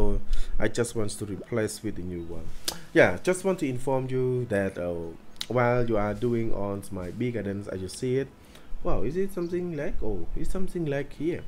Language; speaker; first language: English; non-native, learner; Khmer